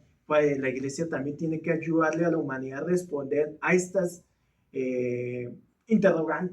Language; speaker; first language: Spanish; native; Spanish